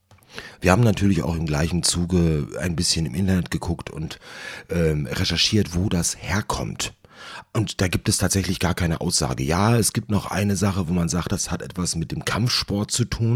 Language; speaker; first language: German; native; German